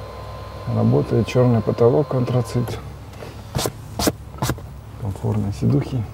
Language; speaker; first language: Russian; native; Russian